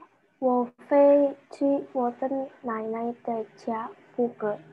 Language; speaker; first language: Chinese; non-native, learner; Indonesian